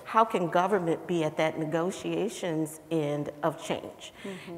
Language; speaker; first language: English; native; English